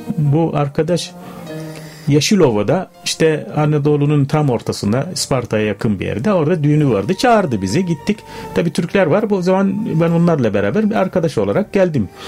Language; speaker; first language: Turkish; non-native, fluent; Arabic